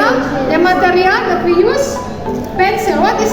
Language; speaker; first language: English; non-native, learner; Indonesian